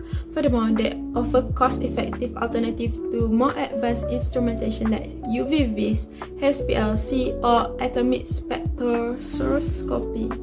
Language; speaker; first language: English; non-native, local second language; Malay